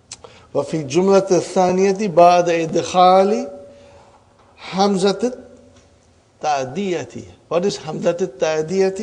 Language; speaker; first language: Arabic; non-native, fluent; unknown